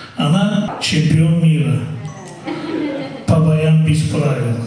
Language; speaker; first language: Russian; non-native, local second language; Azerbaijani